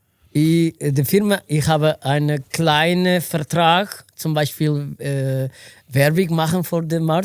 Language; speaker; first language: German; non-native, learner; Portuguese